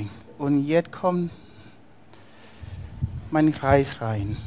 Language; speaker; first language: German; non-native, fluent; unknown